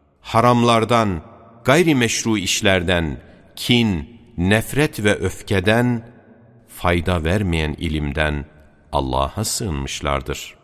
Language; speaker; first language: Turkish; native; Turkish